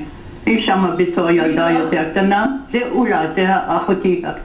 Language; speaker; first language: Hebrew; non-native, fluent; German